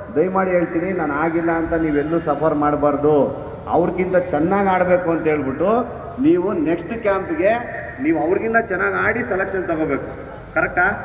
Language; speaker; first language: Kannada; native; Kannada